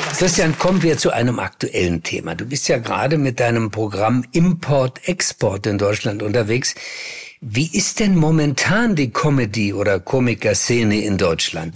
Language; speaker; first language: German; native; German